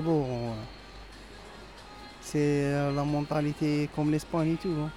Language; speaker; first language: French; non-native, local second language; Arabic